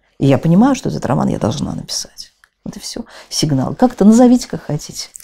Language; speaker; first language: Russian; native; Russian